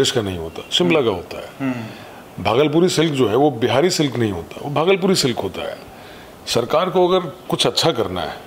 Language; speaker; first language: Hindi; native; Hindi